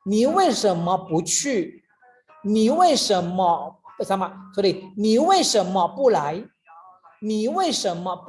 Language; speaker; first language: Chinese; non-native, fluent; Indonesian